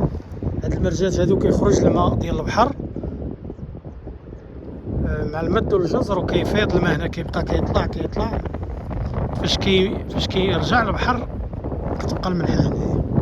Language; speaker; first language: Arabic; native; Arabic